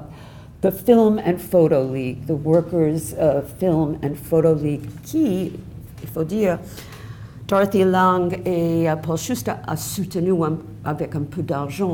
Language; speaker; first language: French; non-native, fluent; English